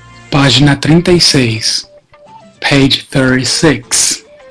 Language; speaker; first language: English; non-native, fluent; Portuguese